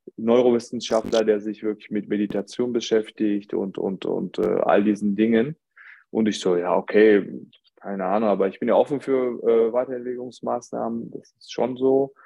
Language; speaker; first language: German; early bilingual, other home language; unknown